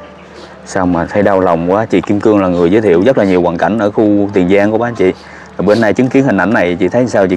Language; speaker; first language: Vietnamese; native; Vietnamese